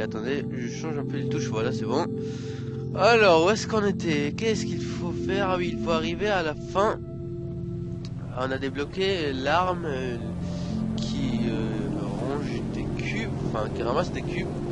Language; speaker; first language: French; native; French